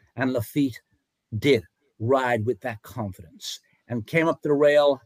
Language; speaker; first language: English; native; English